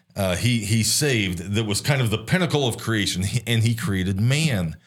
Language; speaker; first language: English; native; English